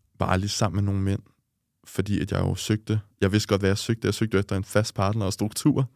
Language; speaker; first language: Danish; native; Danish